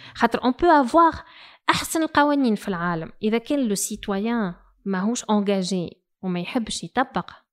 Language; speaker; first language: French; non-native, local second language; Arabic